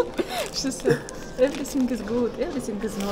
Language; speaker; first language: English; non-native, learner; Russian